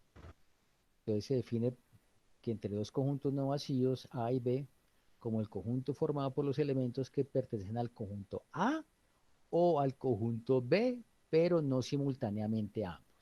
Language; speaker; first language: Spanish; native; Spanish